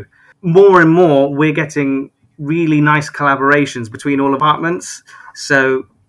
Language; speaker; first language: English; native; English